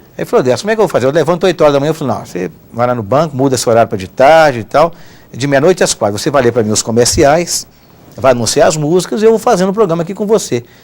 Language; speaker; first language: Portuguese; native; Portuguese